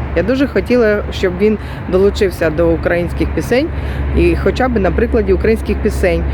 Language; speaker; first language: Ukrainian; non-native, local second language; Russian